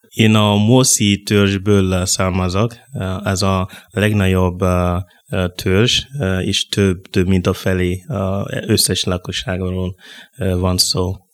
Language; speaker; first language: Hungarian; non-native, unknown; Mossi